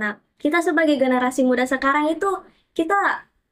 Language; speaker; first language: Indonesian; native; Indonesian